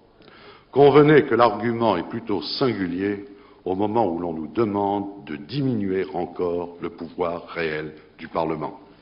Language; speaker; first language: French; native; French